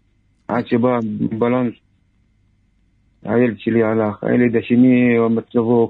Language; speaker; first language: Hebrew; non-native, local second language; Arabic